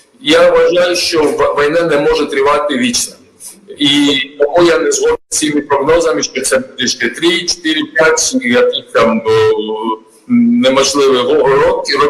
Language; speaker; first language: Ukrainian; non-native, learner; Georgian